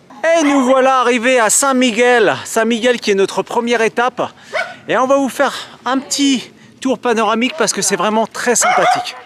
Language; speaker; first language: French; native; French